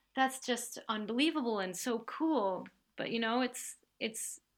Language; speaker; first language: English; native; English